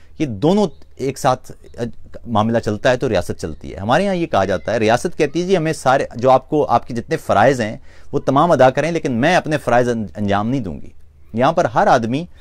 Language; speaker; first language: Urdu; non-native, local second language; Punjabi